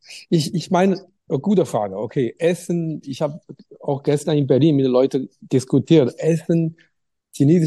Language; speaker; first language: German; non-native, learner; Chinese